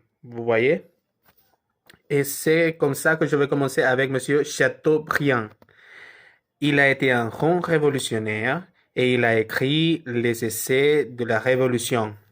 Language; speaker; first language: French; non-native, learner; Spanish